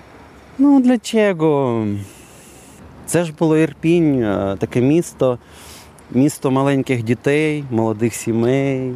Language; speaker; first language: Polish; non-native, learner; Ukrainian